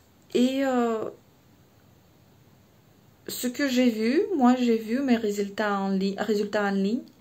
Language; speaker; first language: French; non-native, fluent; Russian